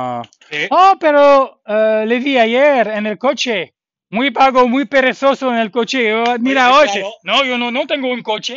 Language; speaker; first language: Spanish; non-native, learner; English